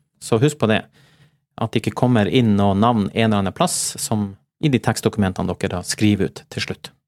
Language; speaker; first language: Norwegian; native; Norwegian